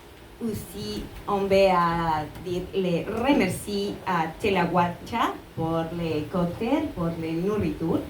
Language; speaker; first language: French; non-native, learner; Spanish